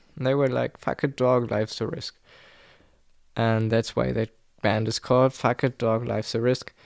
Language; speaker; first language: English; non-native, fluent; German